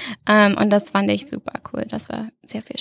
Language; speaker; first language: German; non-native, fluent; English